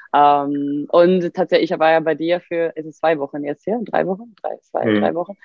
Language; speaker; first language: German; non-native, fluent; Swedish